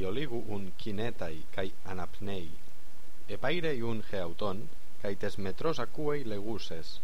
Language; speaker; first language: Greek; non-native, fluent; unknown